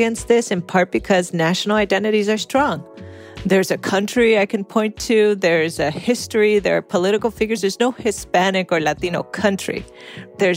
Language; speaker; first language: English; native; English